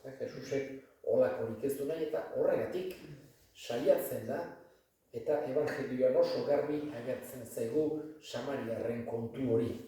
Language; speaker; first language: Basque; native; Basque